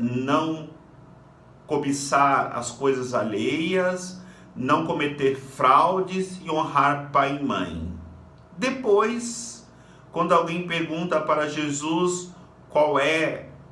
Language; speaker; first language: Portuguese; native; Portuguese